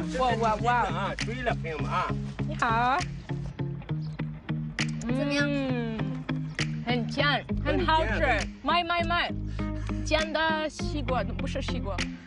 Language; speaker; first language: Chinese; non-native, learner; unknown